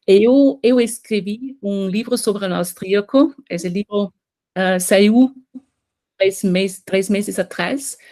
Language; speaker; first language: Portuguese; non-native, fluent; German